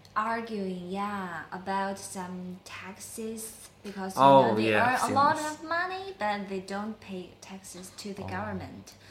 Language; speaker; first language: English; non-native, learner; Chinese